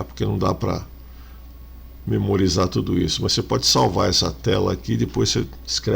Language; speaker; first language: Portuguese; native; Portuguese